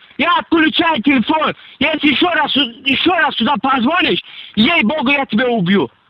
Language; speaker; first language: Russian; non-native, local second language; Azerbaijani